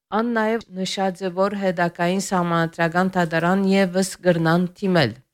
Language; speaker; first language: Armenian; early bilingual, heritage; Armenian